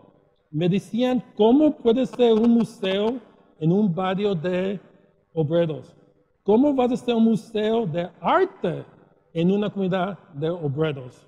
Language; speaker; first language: Spanish; early bilingual, heritage; Spanish